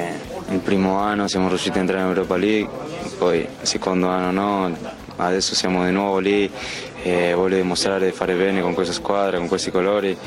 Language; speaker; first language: Italian; non-native, fluent; Spanish